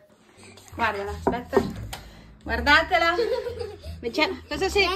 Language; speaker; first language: Italian; native; Italian